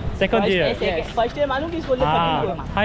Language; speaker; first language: English; non-native, local second language; Hindi